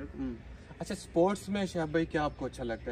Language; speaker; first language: Hindi; native; Hindi